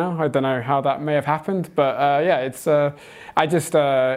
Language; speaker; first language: English; native; English